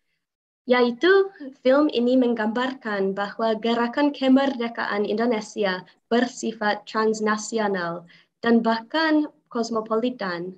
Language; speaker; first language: Indonesian; non-native, fluent; English